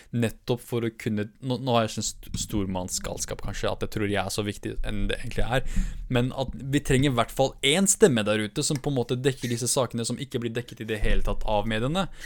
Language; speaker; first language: Norwegian; early bilingual, other home language; Kurdish